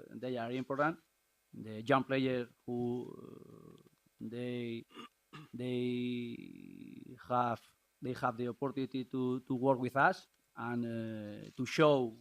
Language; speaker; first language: English; non-native, learner; Spanish